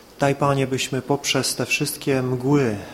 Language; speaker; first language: Polish; native; Polish